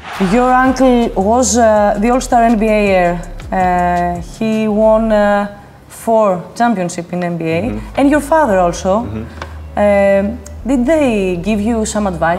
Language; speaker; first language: English; non-native, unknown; Greek